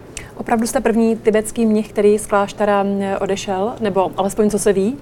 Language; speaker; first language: Czech; native; Czech